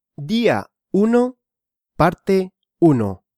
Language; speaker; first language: Spanish; non-native, fluent; Russian